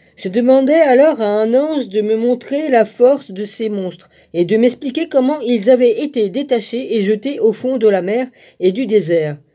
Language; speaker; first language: French; native; French